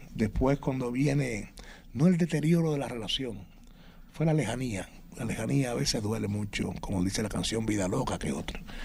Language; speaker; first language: Spanish; native; Spanish